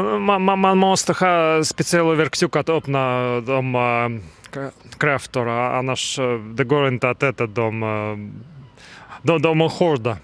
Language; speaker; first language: Swedish; non-native, fluent; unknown